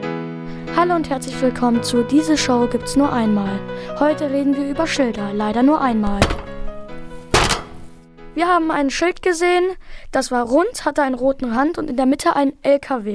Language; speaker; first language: German; native; German